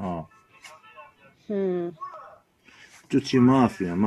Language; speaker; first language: Italian; non-native, learner; Arabic